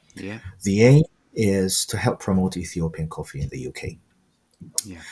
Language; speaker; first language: English; non-native, fluent; Amharic